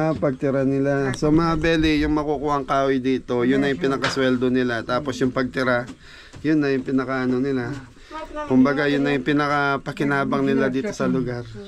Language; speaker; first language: Filipino; non-native, local second language; Pampanga